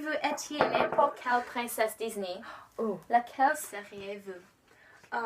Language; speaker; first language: French; non-native, learner; English